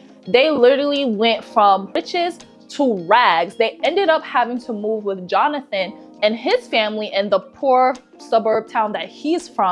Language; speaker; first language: English; native; English